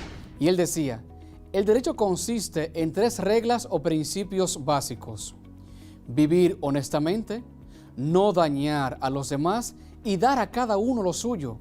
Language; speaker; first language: Spanish; native; Spanish